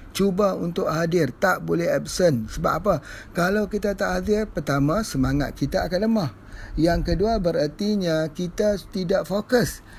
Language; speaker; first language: Malay; native; Malay